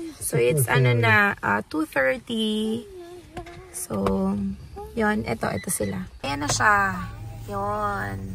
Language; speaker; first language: Filipino; native; Filipino